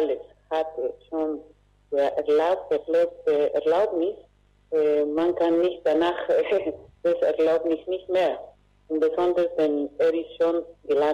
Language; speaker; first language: German; non-native, fluent; Spanish